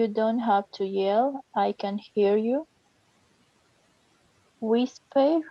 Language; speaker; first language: English; non-native, learner; Spanish